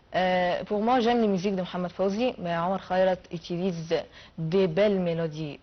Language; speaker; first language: French; non-native, fluent; Arabic